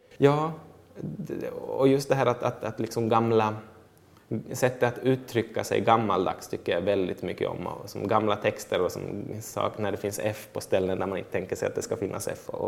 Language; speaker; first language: Swedish; native; Swedish